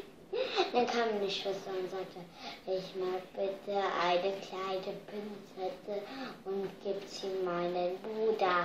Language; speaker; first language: German; early bilingual, heritage; German